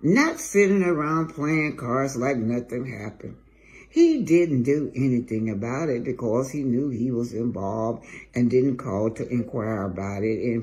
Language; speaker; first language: English; native; English